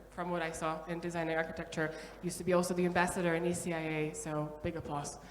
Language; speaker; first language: English; non-native, fluent; Slovak